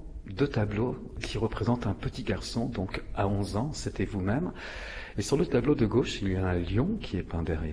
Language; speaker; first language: French; native; French